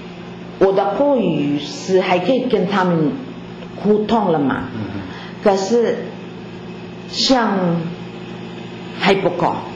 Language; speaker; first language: Chinese; non-native, learner; Filipino